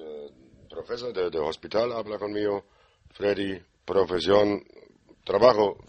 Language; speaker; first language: Spanish; non-native, learner; German